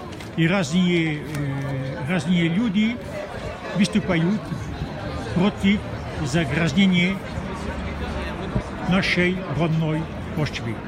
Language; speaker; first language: Russian; non-native, fluent; French